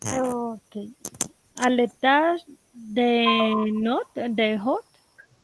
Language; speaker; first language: French; non-native, learner; Spanish